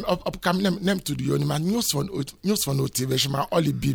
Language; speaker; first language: Hungarian; non-native, fluent; Yoruba